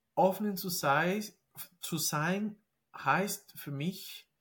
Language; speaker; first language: German; non-native, fluent; Spanish